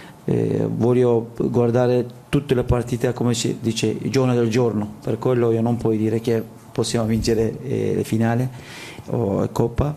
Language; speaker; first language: Italian; non-native, learner; Turkish